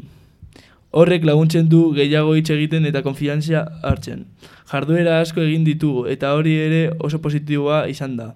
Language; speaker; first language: Basque; non-native, local second language; Spanish